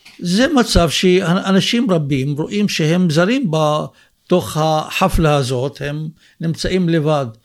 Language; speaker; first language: Hebrew; non-native, local second language; Arabic